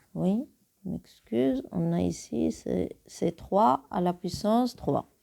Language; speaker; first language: French; non-native, local second language; Arabic